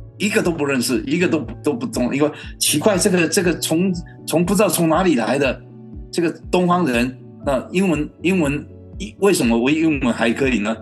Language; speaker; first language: Chinese; native; Chinese